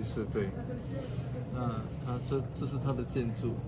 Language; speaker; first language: Chinese; non-native, learner; English